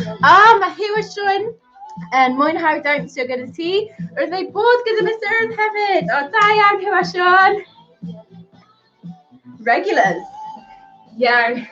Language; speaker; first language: Welsh; non-native, local second language; English